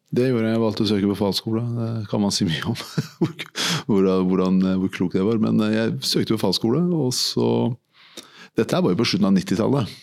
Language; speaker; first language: Norwegian; early bilingual, other home language; Persian